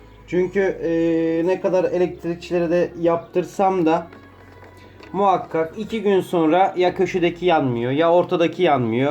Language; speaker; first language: Turkish; native; Turkish